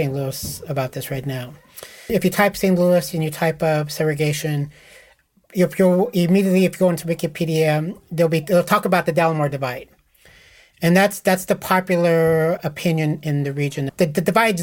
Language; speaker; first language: English; native; English